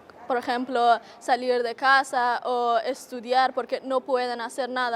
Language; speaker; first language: Spanish; non-native, learner; Persian